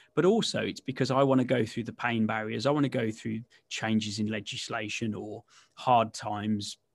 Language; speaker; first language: English; native; English